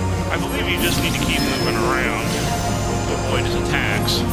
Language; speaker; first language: English; native; English